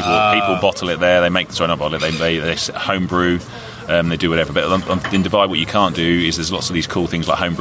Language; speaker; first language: English; native; English